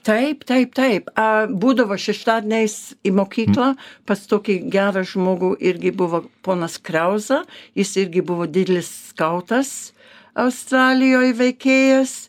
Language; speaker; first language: Lithuanian; early bilingual, heritage; Lithuanian